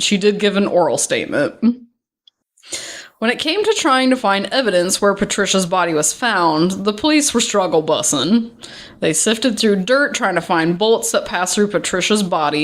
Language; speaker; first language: English; native; English